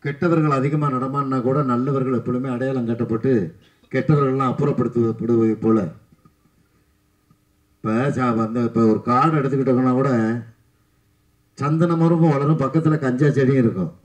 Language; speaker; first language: Tamil; native; Tamil